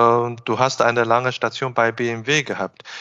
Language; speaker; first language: German; non-native, fluent; Chinese